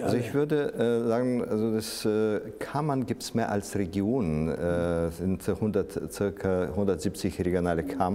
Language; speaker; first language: German; non-native, fluent; Russian